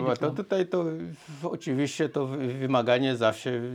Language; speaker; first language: Polish; non-native, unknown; Swahili